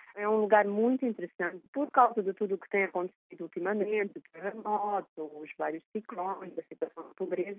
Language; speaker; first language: Portuguese; native; Portuguese